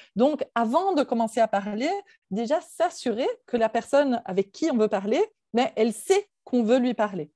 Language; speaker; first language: French; native; French